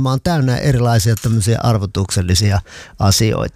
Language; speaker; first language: Finnish; native; Finnish